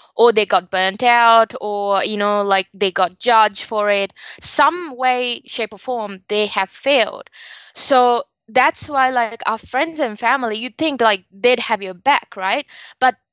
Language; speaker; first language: English; non-native, local second language; Sinhala